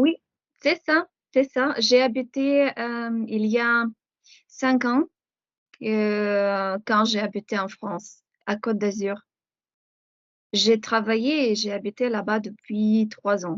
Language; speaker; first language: French; non-native, fluent; Ukrainian